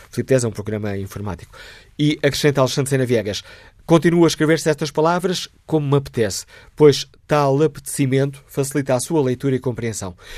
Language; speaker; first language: Portuguese; native; Portuguese